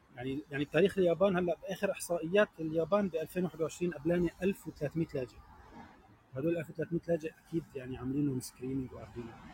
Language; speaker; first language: Arabic; native; Arabic